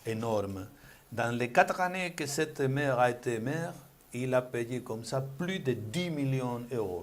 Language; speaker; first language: French; non-native, learner; Spanish